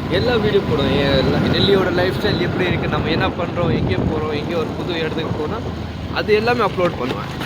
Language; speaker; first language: Tamil; early bilingual, heritage; Tamil